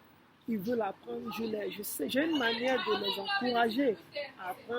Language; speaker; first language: French; non-native, fluent; Yoruba